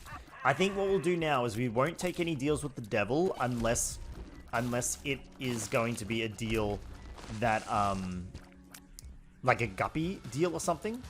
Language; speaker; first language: English; native; English